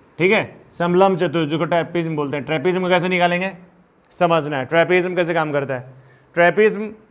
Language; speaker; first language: Hindi; native; Hindi